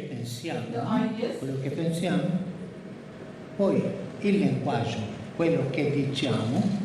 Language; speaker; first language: Italian; non-native, fluent; Spanish